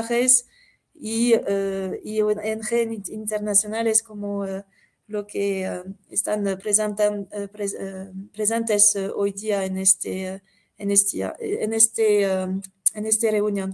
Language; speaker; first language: Spanish; non-native, fluent; French